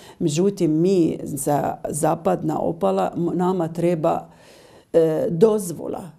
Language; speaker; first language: Serbian; non-native, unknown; Arabic